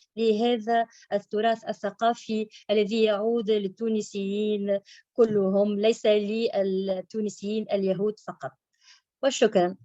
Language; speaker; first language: Arabic; native; Arabic